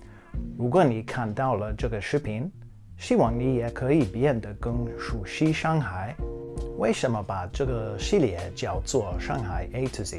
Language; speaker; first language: Chinese; non-native, fluent; English